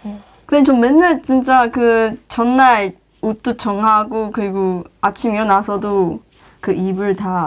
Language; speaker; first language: Korean; non-native, fluent; Chinese